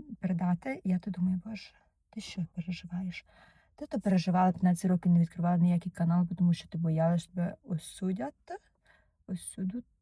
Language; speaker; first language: Ukrainian; non-native, fluent; Russian